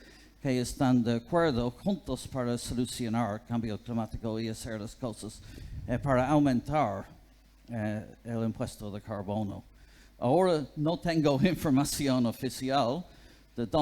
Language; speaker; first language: Spanish; non-native, fluent; English